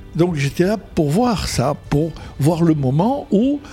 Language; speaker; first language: French; non-native, local second language; Arabic